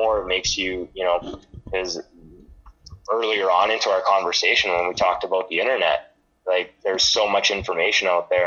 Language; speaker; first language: English; native; English